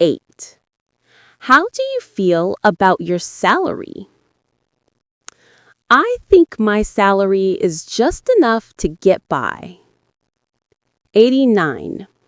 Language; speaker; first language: English; non-native, learner; Vietnamese